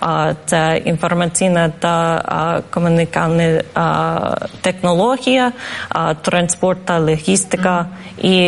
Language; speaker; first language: Ukrainian; non-native, fluent; English